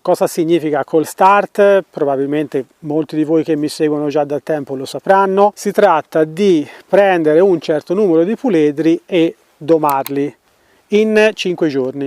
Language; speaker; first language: Italian; native; Italian